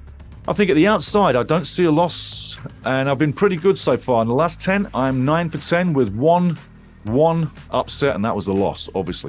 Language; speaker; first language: English; native; English